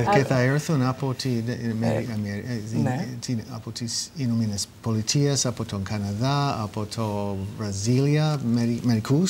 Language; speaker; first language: Greek; non-native, fluent; English